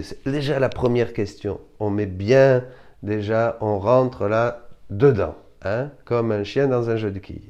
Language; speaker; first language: French; native; French